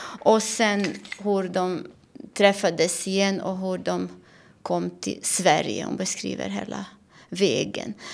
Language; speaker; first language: Swedish; non-native, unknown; Bosnian